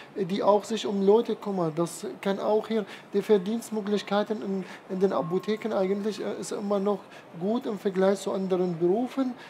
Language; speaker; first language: German; non-native, fluent; Arabic